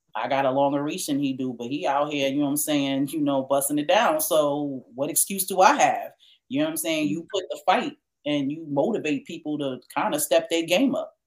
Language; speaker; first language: English; native; English